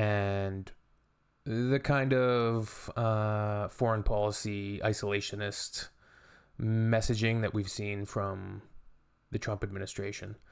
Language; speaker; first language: English; native; English